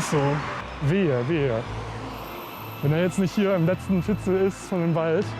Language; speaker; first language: German; native; German